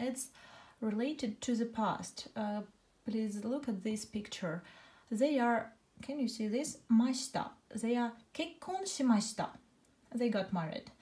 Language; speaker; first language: English; non-native, fluent; Russian